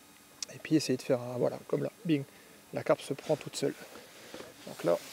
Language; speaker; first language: French; native; French